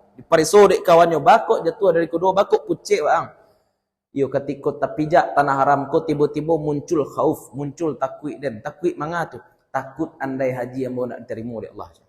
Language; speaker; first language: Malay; non-native, local second language; Minangkabau